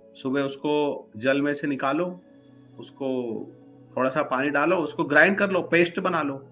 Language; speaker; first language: Hindi; non-native, local second language; Marathi